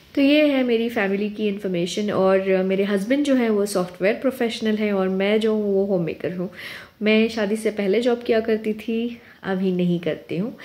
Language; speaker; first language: Hindi; non-native, local second language; Urdu